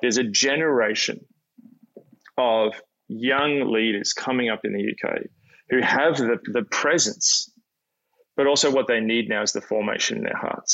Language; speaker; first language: English; native; English